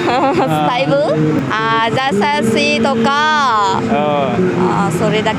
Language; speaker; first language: Japanese; non-native, learner; Vietnamese